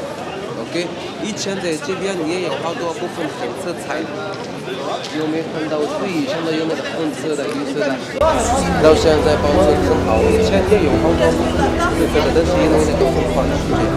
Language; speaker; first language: Chinese; non-native, learner; Arabic